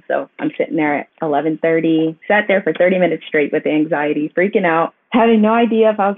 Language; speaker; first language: English; native; English